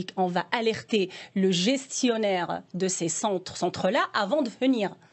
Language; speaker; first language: French; non-native, local second language; Arabic